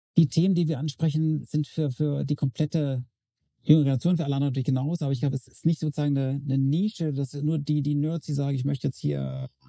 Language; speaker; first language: German; native; German